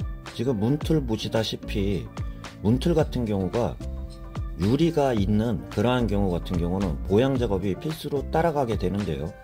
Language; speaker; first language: Korean; native; Korean